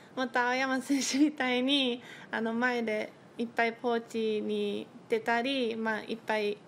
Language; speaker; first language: Japanese; early bilingual, heritage; Japanese